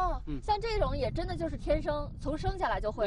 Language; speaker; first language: Chinese; native; Chinese